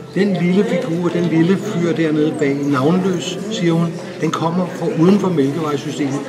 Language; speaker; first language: Danish; native; Danish